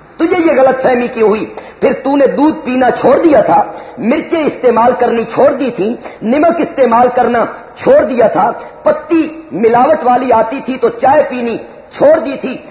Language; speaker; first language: Urdu; non-native, local second language; Punjabi